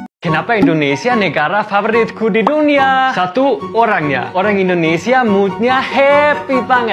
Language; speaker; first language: Indonesian; non-native, fluent; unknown